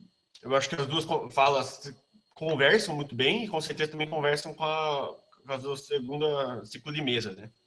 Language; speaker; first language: Portuguese; native; Portuguese